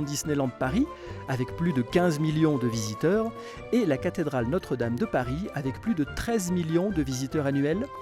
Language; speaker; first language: French; native; French